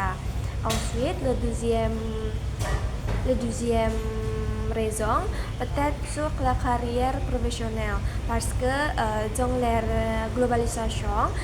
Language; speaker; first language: French; non-native, learner; Indonesian